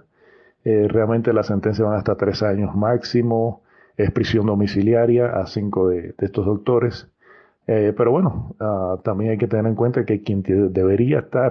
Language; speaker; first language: Spanish; native; Spanish